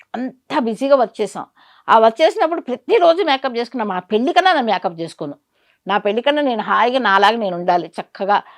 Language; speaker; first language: Telugu; native; Telugu